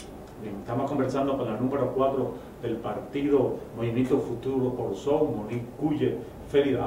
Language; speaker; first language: Spanish; native; Spanish